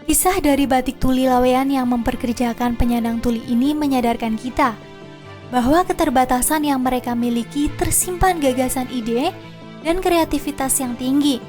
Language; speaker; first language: Indonesian; native; Indonesian